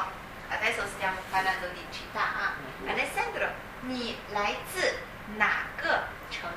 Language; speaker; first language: Italian; non-native, fluent; Chinese